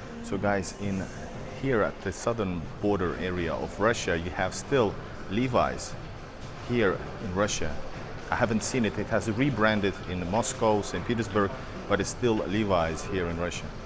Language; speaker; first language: English; non-native, fluent; Russian